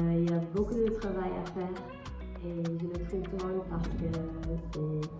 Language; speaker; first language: French; non-native, learner; English